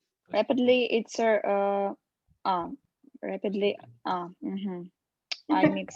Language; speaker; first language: English; non-native, learner; Russian